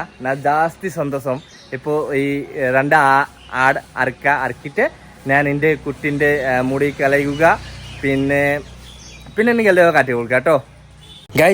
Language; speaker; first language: Malayalam; non-native, learner; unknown